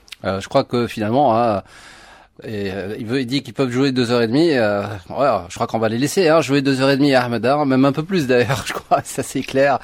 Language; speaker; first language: French; non-native, local second language; Arabic